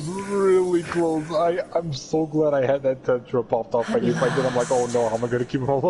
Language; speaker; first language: English; native; English